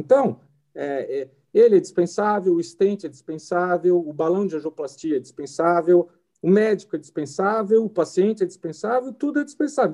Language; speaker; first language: Portuguese; native; Portuguese